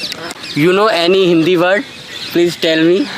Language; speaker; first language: English; non-native, learner; Hindi